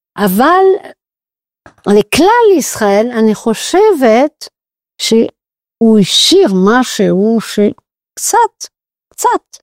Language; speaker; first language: Hebrew; non-native, fluent; French